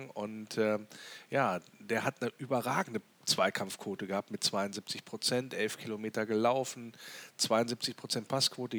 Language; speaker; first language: German; native; German